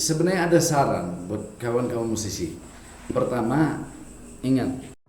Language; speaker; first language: Indonesian; non-native, fluent; English